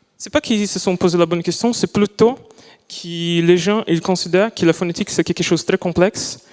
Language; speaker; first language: French; non-native, fluent; Portuguese